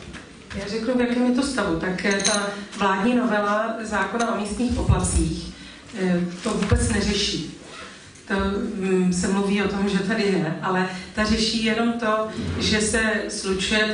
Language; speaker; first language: Czech; native; Czech